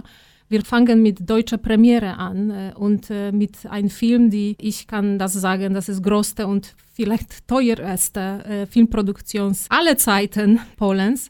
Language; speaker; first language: German; non-native, fluent; Polish